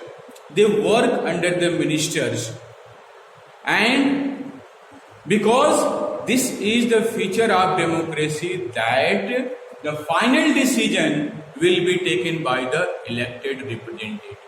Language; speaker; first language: English; non-native, local second language; Hindi